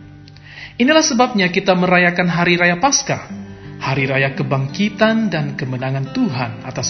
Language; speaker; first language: Indonesian; native; Indonesian